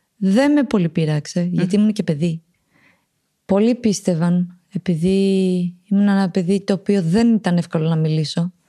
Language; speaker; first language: Greek; early bilingual, other home language; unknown